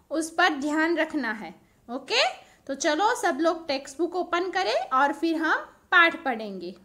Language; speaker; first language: Hindi; non-native, local second language; Gujarati